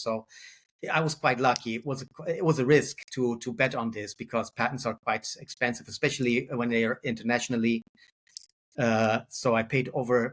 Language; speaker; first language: English; non-native, fluent; German